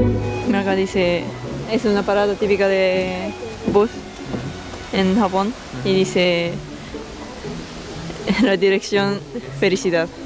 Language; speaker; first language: Spanish; non-native, learner; Japanese